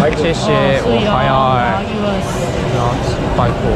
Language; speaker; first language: Chinese; non-native, learner; Japanese